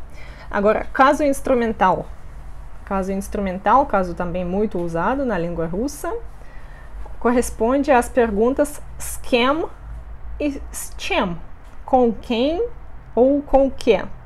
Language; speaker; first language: Portuguese; non-native, fluent; Russian